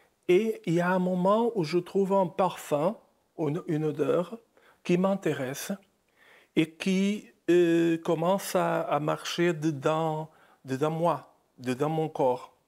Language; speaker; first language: French; non-native, fluent; Portuguese